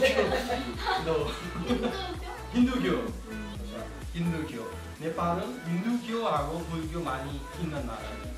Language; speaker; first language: Korean; non-native, fluent; Nepali